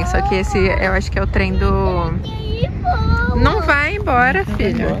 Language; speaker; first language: Portuguese; native; Portuguese